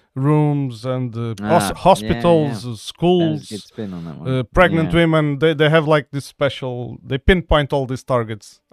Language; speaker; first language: English; non-native, fluent; Portuguese